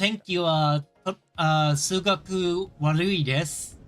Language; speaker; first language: Japanese; non-native, learner; English